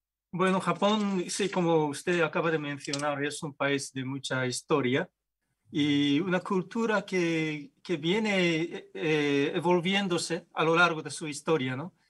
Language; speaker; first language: Spanish; non-native, fluent; Japanese